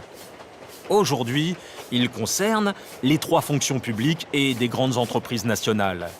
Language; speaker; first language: French; native; French